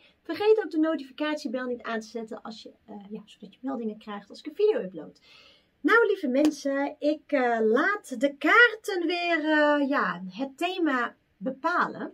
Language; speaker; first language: Dutch; native; Dutch